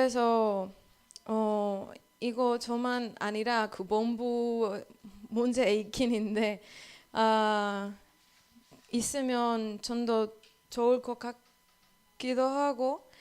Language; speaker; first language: Korean; non-native, learner; Spanish